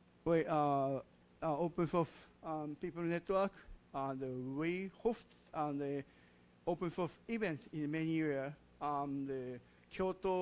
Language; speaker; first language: English; non-native, learner; Japanese